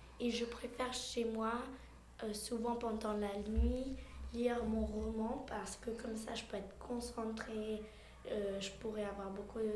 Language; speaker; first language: French; early bilingual, heritage; French